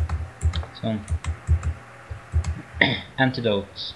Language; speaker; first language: Norwegian; native; Norwegian